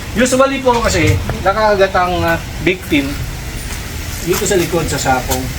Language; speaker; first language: Filipino; native; Filipino